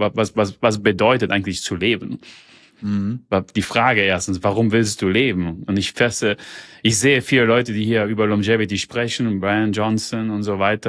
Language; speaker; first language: German; early bilingual, heritage; German